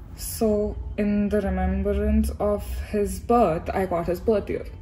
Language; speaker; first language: English; non-native, local second language; Telugu